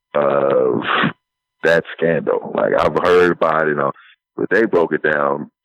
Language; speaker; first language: English; native; English